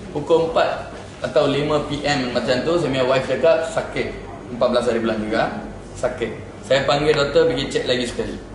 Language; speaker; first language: Malay; non-native, local second language; Tamil